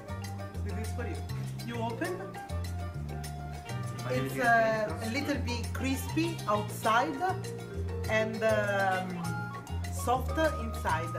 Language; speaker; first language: English; non-native, learner; Italian